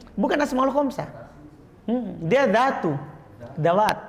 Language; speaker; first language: Indonesian; native; Indonesian